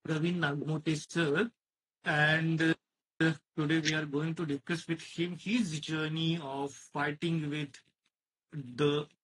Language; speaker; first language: English; non-native, local second language; Marathi